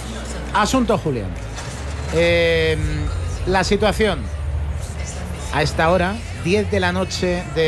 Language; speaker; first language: Spanish; native; Spanish